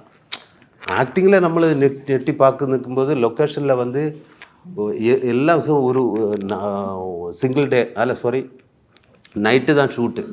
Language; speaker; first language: Tamil; non-native, learner; Malayalam